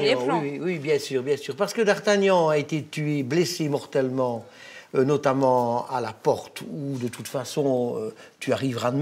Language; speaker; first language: French; native; French